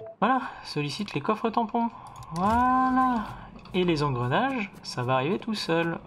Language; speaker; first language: French; native; French